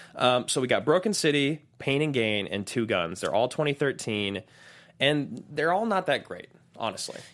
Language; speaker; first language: English; native; English